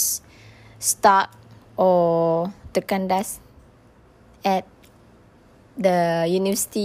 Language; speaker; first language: English; non-native, local second language; Malay